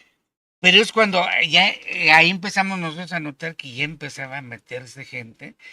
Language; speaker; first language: Spanish; native; Spanish